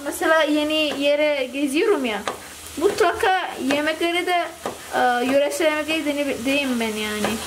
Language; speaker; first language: Turkish; non-native, learner; Indonesian